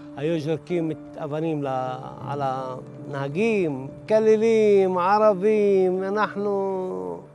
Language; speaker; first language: Hebrew; non-native, local second language; Arabic